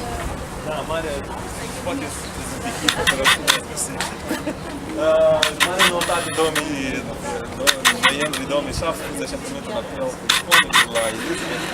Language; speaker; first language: Romanian; native; Romanian